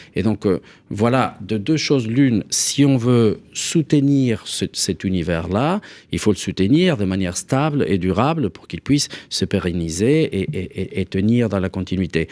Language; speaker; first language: French; non-native, fluent; Spanish